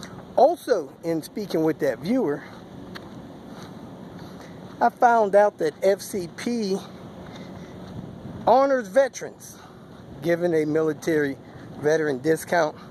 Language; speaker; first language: English; native; English